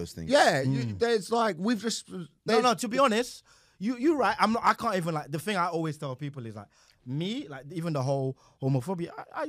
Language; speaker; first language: English; non-native, local second language; Yoruba